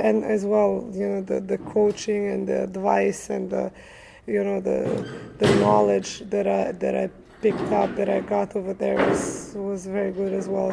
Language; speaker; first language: English; early bilingual, other home language; Serbian